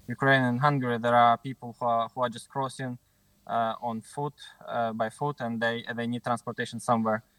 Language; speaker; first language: English; non-native, fluent; Ukrainian